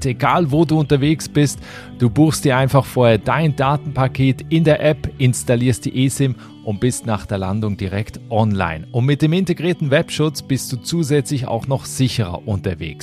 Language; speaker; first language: German; native; German